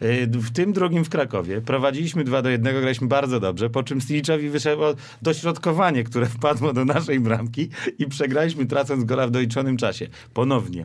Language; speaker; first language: Polish; native; Polish